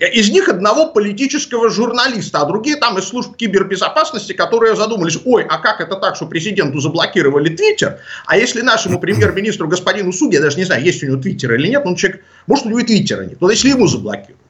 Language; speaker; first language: Russian; native; Russian